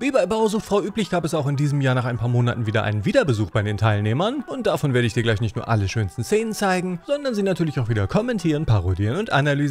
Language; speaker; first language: German; native; German